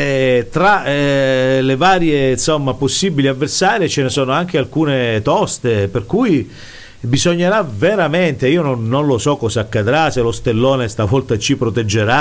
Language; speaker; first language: Italian; native; Italian